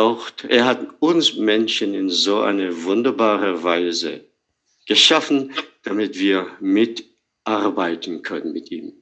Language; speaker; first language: German; non-native, fluent; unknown